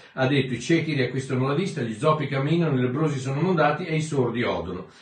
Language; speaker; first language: Italian; native; Italian